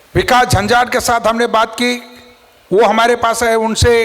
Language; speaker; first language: Hindi; non-native, local second language; Marathi